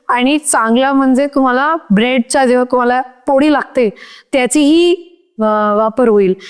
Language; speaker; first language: Marathi; non-native, local second language; Hindi